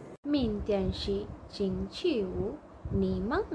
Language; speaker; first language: Chinese; non-native, learner; Malay